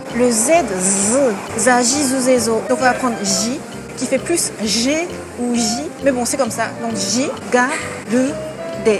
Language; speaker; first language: French; native; French